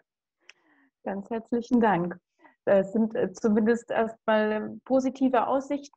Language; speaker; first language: German; native; German